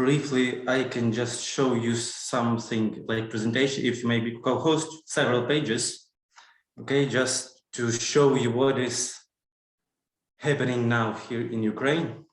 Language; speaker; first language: English; non-native, learner; Ukrainian